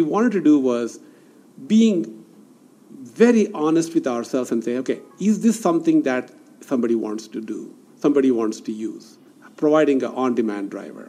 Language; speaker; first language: English; non-native, local second language; Kannada